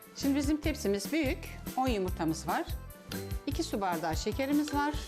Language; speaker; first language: Turkish; early bilingual, other home language; Serbian